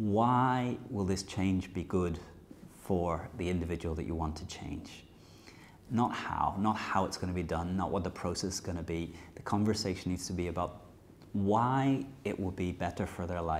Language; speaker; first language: English; native; English